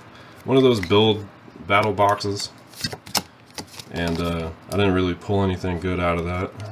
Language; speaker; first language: English; native; English